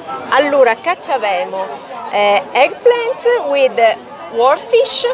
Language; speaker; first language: English; non-native, fluent; Italian